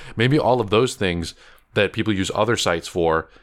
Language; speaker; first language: English; native; English